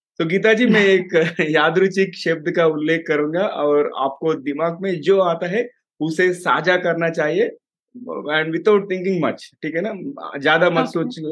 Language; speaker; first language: Hindi; non-native, local second language; Telugu